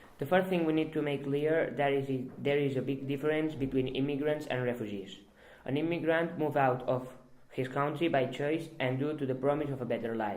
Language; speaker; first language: English; non-native, learner; Catalan